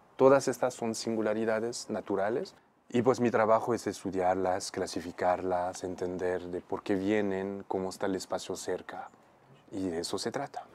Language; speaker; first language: Spanish; non-native, fluent; Arabic